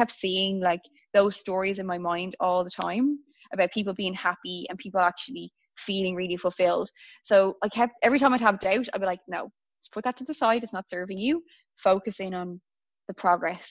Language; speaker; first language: English; native; English